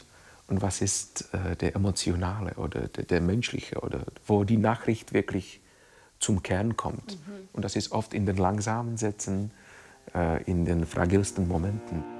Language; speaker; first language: German; non-native, fluent; Czech